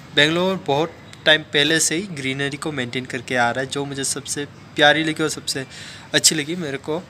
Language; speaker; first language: Hindi; non-native, local second language; Assamese